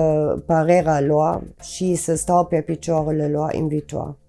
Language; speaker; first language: Romanian; non-native, fluent; German